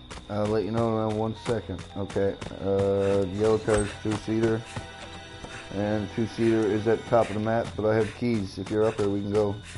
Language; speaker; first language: English; native; English